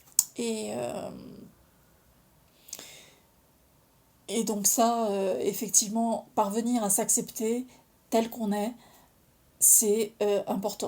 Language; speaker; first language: French; native; French